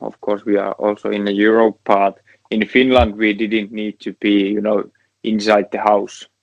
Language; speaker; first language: English; non-native, learner; Finnish